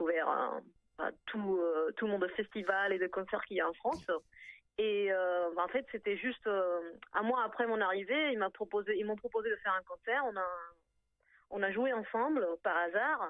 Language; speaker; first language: French; native; French